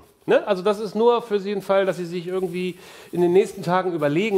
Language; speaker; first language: German; native; German